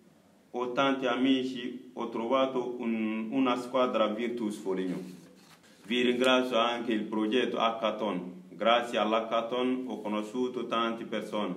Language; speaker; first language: Italian; non-native, learner; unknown